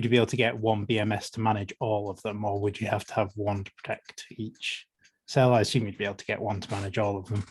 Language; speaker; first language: English; native; English